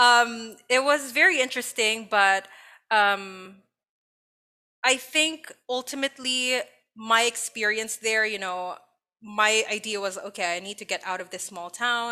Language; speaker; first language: English; non-native, local second language; Filipino